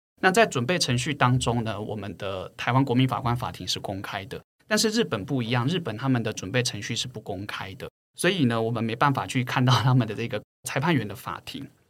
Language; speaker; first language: Chinese; native; Chinese